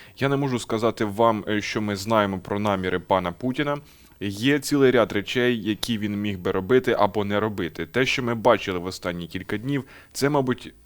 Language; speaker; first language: Ukrainian; native; Ukrainian